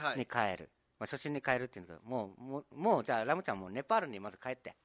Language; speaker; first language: Japanese; native; Japanese